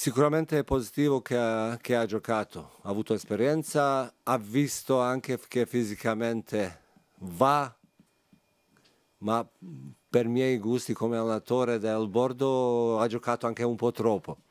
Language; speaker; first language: Italian; non-native, fluent; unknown